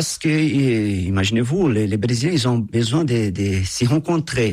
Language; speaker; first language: French; non-native, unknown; Portuguese